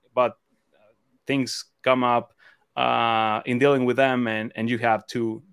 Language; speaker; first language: English; non-native, fluent; Spanish